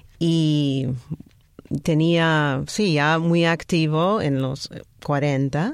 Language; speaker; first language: Spanish; non-native, fluent; English